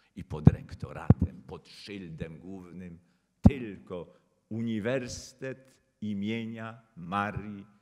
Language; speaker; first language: Polish; native; Polish